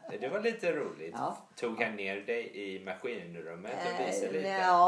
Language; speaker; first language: Swedish; early bilingual, heritage; English